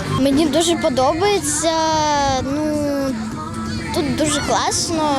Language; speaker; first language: Ukrainian; non-native, local second language; Russian